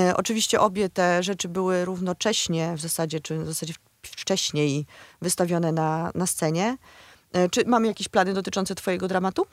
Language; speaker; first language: Polish; native; Polish